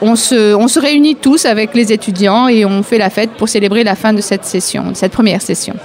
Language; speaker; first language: French; native; French